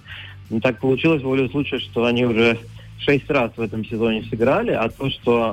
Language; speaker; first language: Russian; native; Russian